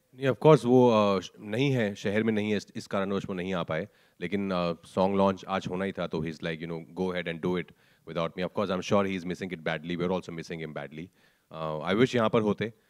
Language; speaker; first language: Hindi; native; Hindi